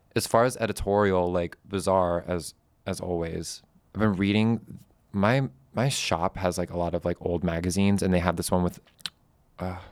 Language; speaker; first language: English; native; English